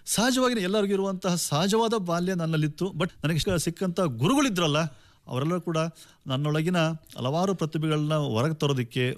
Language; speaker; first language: Kannada; native; Kannada